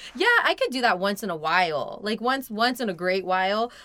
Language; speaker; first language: English; early bilingual, other home language; Persian